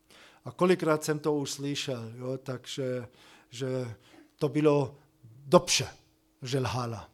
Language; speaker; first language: Czech; non-native, fluent; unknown